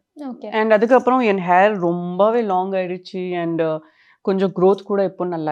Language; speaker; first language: Tamil; non-native, fluent; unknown